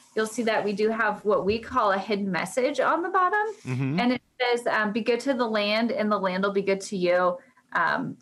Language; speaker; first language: English; native; English